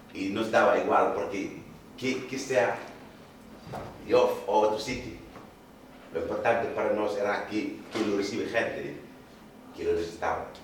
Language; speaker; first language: Spanish; non-native, fluent; Wolof